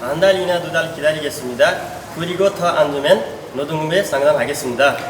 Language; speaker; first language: Korean; non-native, learner; Nepali